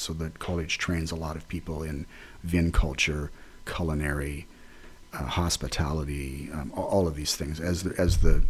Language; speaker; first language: English; native; English